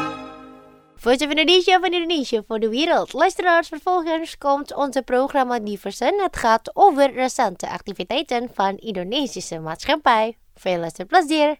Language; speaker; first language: Dutch; non-native, fluent; Indonesian